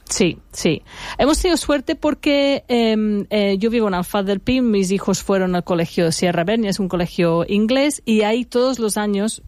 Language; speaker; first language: Spanish; non-native, fluent; English